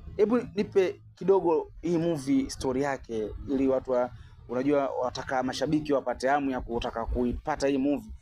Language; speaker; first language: Swahili; native; Swahili